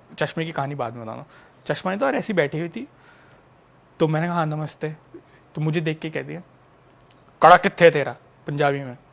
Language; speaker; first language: Hindi; native; Hindi